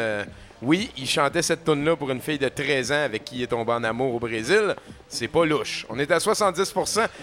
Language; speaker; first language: French; native; French